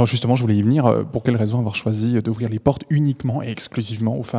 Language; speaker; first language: French; native; French